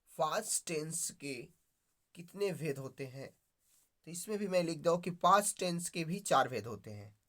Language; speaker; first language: Hindi; native; Hindi